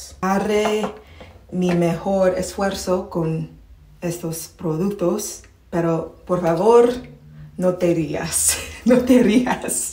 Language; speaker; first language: Spanish; non-native, learner; English